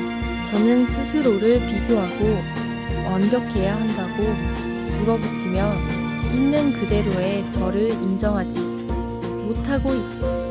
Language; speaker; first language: Korean; non-native, fluent; Vietnamese